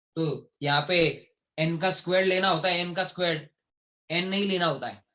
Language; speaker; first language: Hindi; non-native, local second language; Marathi